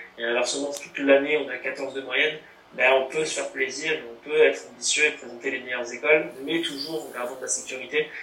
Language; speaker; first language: French; native; French